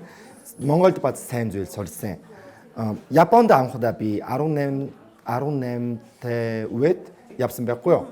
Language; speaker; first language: Mongolian; non-native, fluent; Korean